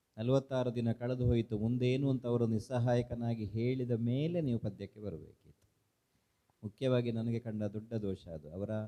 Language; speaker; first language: Kannada; native; Kannada